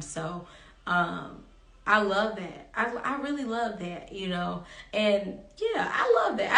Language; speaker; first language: English; native; English